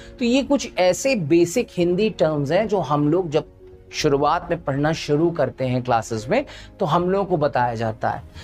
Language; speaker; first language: Hindi; native; Hindi